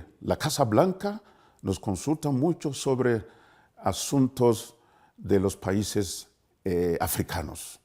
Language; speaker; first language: Spanish; non-native, fluent; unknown